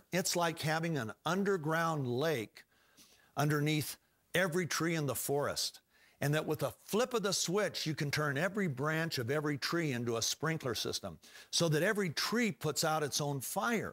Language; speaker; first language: English; native; English